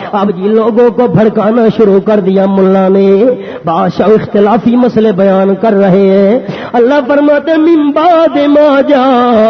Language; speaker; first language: Urdu; non-native, local second language; Pashto